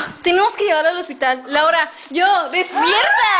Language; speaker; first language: Spanish; native; Spanish